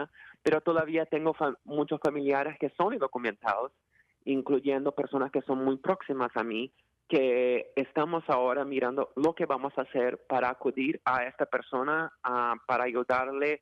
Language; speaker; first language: Spanish; non-native, fluent; Portuguese